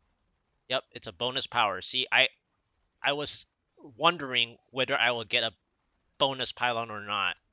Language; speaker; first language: English; native; English